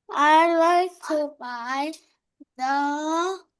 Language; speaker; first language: English; non-native, learner; Vietnamese